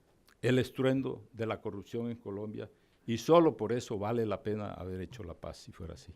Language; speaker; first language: Spanish; native; Spanish